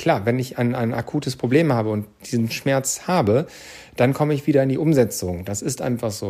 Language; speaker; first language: German; native; German